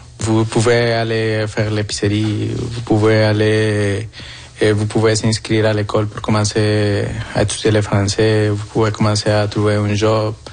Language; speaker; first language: French; non-native, fluent; Spanish